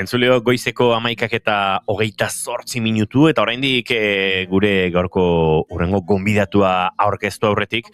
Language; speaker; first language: Basque; native; Basque